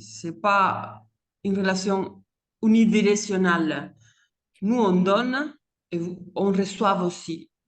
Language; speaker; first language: French; non-native, fluent; Spanish